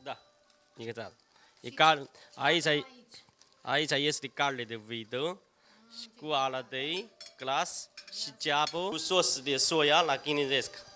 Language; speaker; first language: Romanian; non-native, learner; Chinese